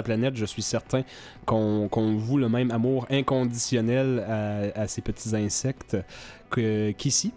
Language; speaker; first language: French; native; French